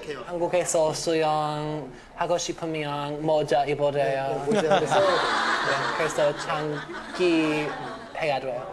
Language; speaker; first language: Korean; non-native, learner; English